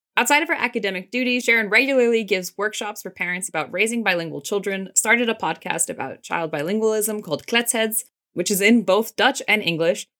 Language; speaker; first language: English; native; English